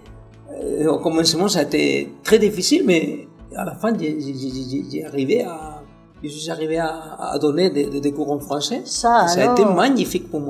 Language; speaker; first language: French; non-native, fluent; Spanish